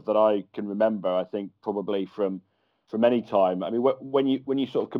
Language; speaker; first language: English; native; English